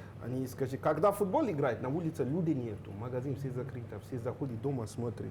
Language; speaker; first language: Russian; non-native, learner; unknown